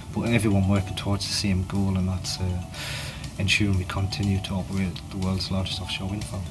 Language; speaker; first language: English; native; English